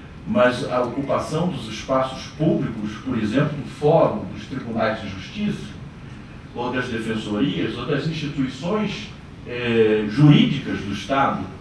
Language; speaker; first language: Portuguese; native; Portuguese